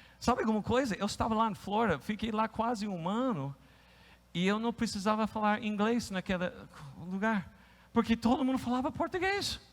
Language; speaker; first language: Portuguese; non-native, fluent; English